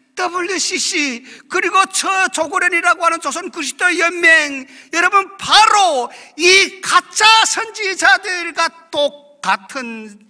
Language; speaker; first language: Korean; native; Korean